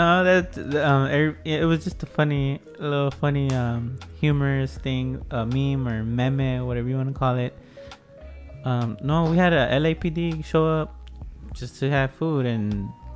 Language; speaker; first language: English; early bilingual, other home language; Spanish